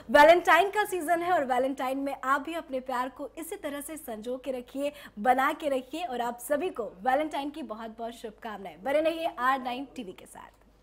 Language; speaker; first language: Hindi; native; Hindi